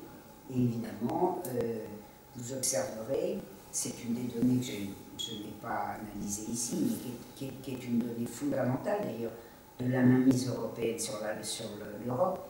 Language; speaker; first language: French; native; French